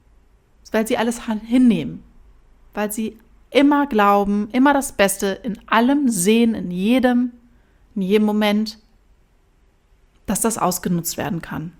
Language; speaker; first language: German; native; German